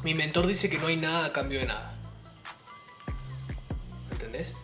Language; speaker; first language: Spanish; native; Spanish